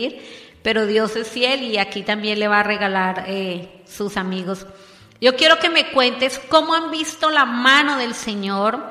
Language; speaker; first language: Spanish; native; Spanish